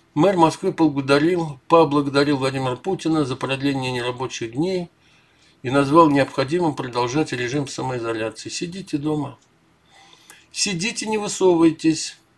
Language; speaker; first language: Russian; native; Russian